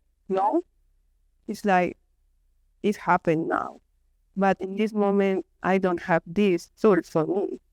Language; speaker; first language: English; non-native, learner; Spanish